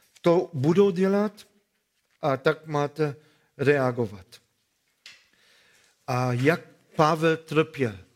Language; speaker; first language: Czech; non-native, fluent; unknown